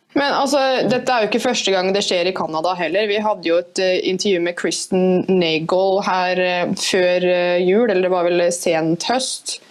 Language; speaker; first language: Norwegian; native; Norwegian